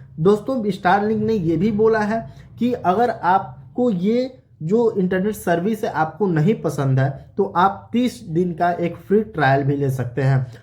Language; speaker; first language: Hindi; native; Hindi